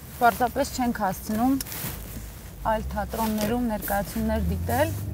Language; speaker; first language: Armenian; early bilingual, heritage; Armenian